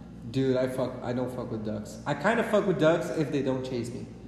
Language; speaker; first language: English; non-native, fluent; Portuguese